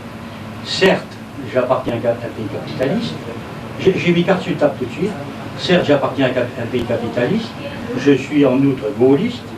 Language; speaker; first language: French; native; French